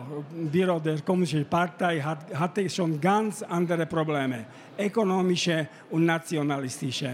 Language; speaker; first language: German; non-native, fluent; Slovak